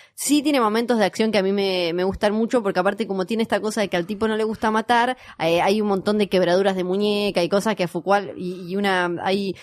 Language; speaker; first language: Spanish; native; Spanish